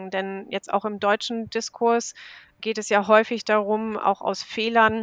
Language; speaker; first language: German; native; German